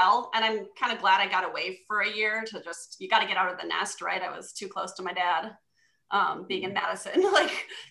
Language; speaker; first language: English; native; English